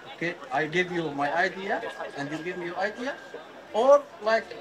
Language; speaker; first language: English; non-native, fluent; Arabic